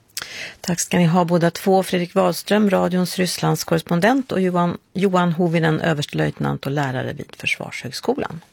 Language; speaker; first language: Swedish; native; Swedish